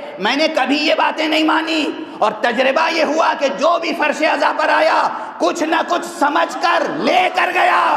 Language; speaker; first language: Urdu; native; Urdu